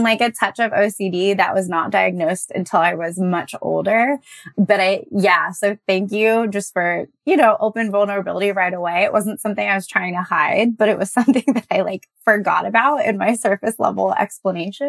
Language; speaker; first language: English; native; English